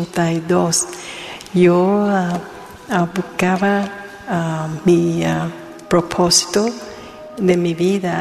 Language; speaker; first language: Spanish; non-native, learner; Vietnamese